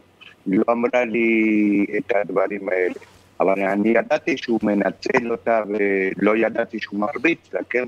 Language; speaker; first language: Hebrew; non-native, fluent; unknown